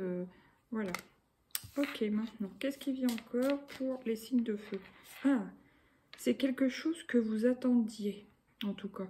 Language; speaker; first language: French; native; French